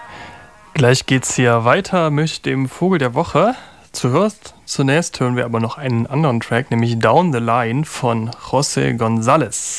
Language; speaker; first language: German; native; German